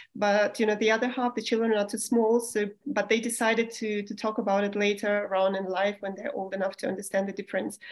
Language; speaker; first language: English; non-native, fluent; Russian